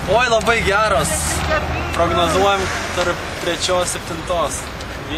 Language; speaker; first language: Lithuanian; native; Lithuanian